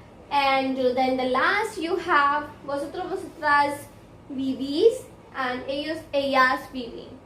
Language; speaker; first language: Spanish; non-native, fluent; Hindi